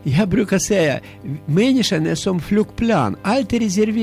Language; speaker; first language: Swedish; non-native, learner; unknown